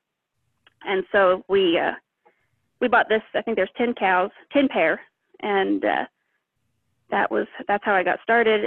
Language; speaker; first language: English; native; English